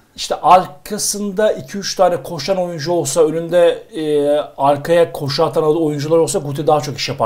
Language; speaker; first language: Turkish; native; Turkish